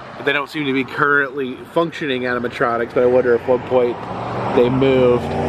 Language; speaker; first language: English; native; English